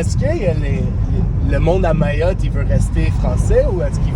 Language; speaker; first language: French; non-native, local second language; English